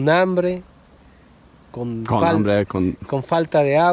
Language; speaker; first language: Spanish; native; Spanish